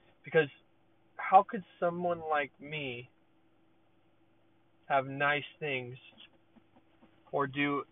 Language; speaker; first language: English; native; English